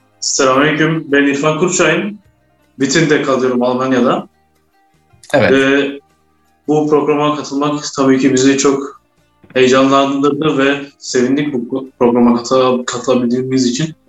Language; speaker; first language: Turkish; early bilingual, heritage; Turkish